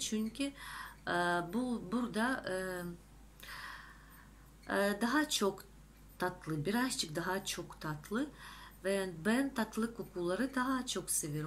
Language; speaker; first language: Turkish; non-native, fluent; Russian